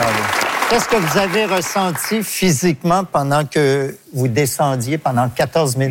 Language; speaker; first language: French; native; French